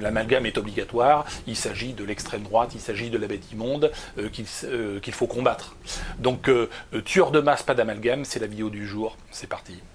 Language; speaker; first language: French; native; French